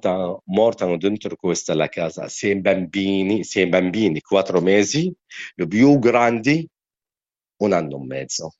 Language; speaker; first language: Italian; non-native, learner; Arabic